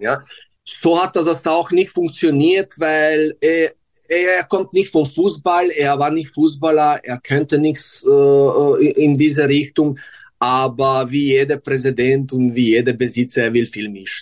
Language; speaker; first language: German; non-native, learner; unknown